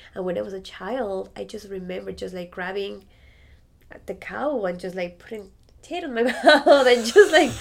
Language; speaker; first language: English; non-native, fluent; Spanish